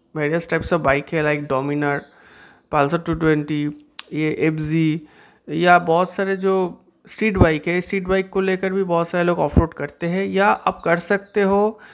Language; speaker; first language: Hindi; non-native, local second language; Bangla